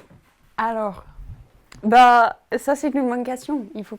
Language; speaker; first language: French; non-native, fluent; English